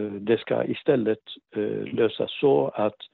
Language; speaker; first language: Swedish; non-native, fluent; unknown